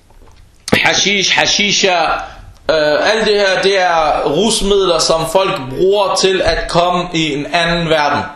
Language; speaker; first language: Danish; early bilingual, other home language; Arabic